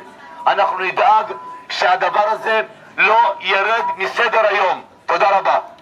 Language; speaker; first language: Hebrew; non-native, fluent; Amharic